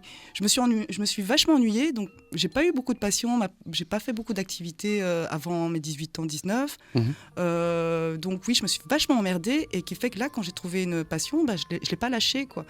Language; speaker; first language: French; early bilingual, other home language; Khmer